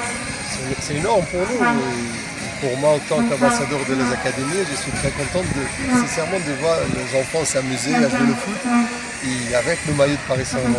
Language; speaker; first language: French; non-native, fluent; Portuguese